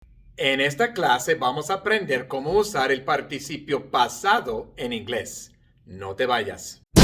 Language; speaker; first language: Spanish; non-native, fluent; English